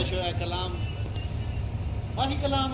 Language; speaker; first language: Arabic; non-native, learner; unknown